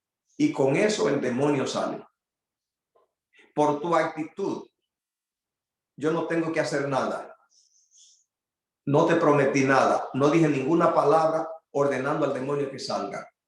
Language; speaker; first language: Spanish; native; Spanish